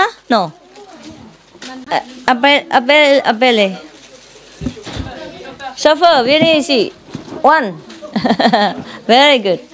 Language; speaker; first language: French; non-native, learner; Vietnamese